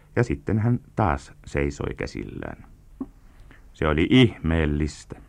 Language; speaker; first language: Finnish; native; Finnish